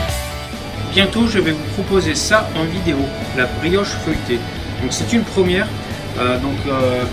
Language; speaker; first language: French; native; French